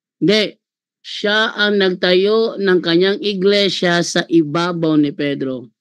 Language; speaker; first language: Filipino; non-native, local second language; Cebuano